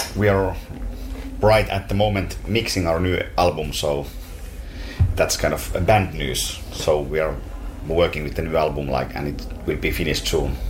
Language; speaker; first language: English; non-native, fluent; Finnish